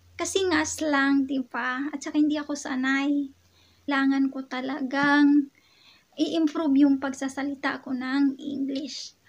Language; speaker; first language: Filipino; non-native, local second language; Hiligaynon